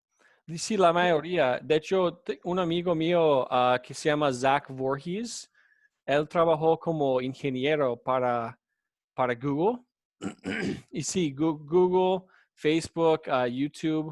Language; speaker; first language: Spanish; non-native, fluent; English